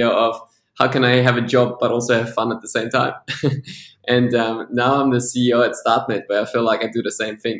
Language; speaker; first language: English; non-native, fluent; Polish